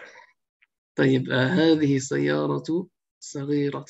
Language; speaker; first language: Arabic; non-native, learner; German